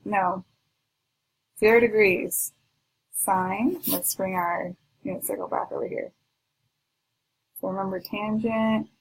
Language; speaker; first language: English; native; English